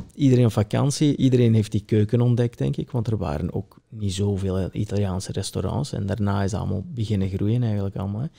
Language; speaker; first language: Dutch; early bilingual, other home language; Italian